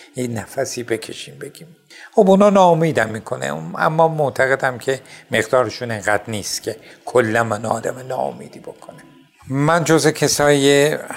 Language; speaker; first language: Persian; non-native, local second language; Azerbaijani